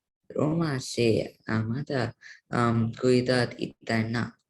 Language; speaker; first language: Spanish; non-native, learner; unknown